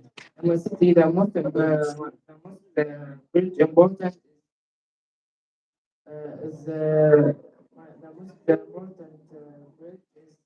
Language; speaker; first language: English; non-native, learner; Arabic